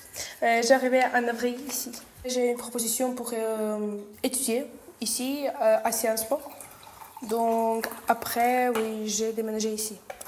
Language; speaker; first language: French; non-native, learner; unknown